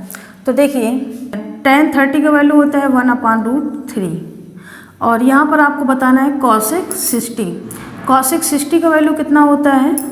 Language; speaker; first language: Hindi; native; Hindi